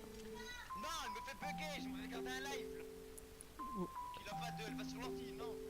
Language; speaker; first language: French; native; French